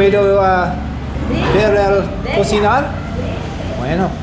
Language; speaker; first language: Spanish; non-native, learner; English